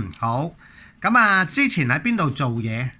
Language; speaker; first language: Cantonese; native; Cantonese